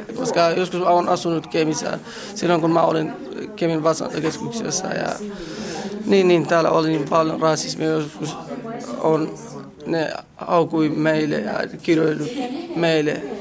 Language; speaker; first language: Finnish; non-native, learner; Arabic